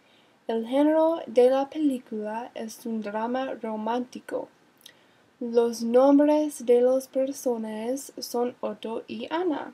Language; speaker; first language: Spanish; non-native, learner; English